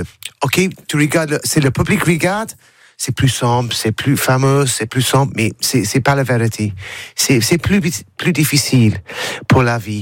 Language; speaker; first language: French; non-native, learner; English